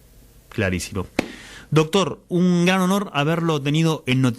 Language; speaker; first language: Spanish; native; Spanish